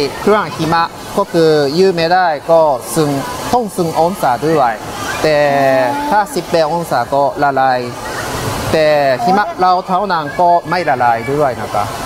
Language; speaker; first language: Thai; non-native, learner; Japanese